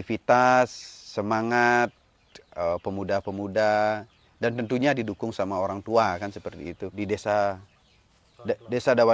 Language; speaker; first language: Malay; non-native, local second language; Balinese